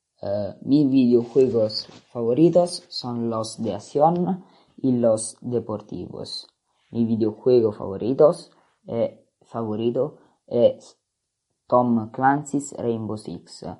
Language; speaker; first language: Spanish; non-native, learner; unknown